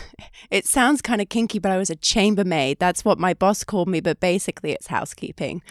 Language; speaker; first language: English; native; English